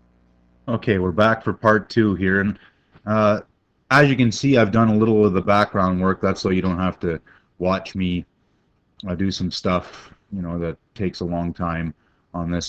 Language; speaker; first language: English; native; English